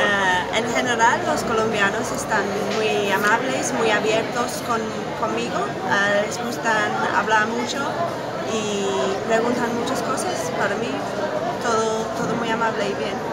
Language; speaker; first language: Spanish; non-native, fluent; English